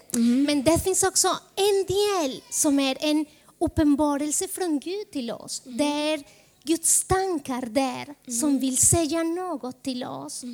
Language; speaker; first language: Swedish; non-native, fluent; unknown